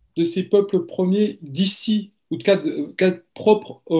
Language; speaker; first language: French; native; French